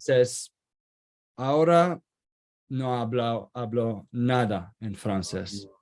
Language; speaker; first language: Spanish; non-native, learner; Kurdish